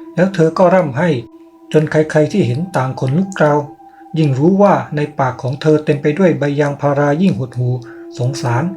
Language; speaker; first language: Thai; native; Thai